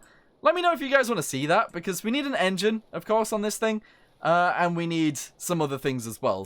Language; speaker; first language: English; native; English